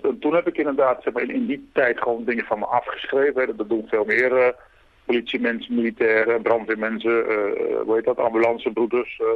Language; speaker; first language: Dutch; native; Dutch